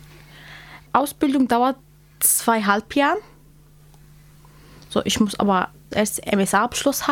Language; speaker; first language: German; non-native, learner; Kurdish